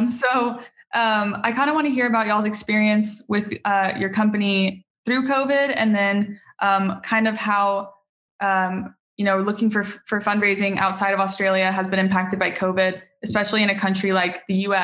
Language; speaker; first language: English; native; English